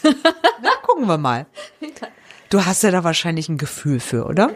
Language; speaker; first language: German; native; German